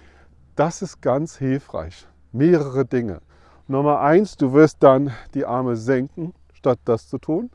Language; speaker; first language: German; non-native, fluent; English